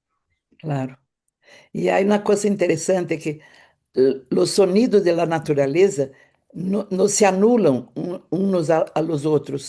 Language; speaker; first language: Spanish; non-native, fluent; Portuguese